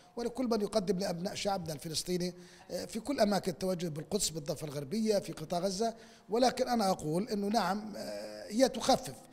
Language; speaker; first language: Arabic; native; Arabic